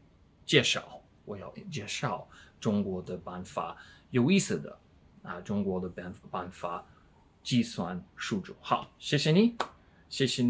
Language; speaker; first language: Chinese; non-native, learner; English